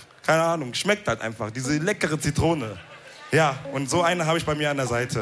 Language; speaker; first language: German; early bilingual, other home language; Wolof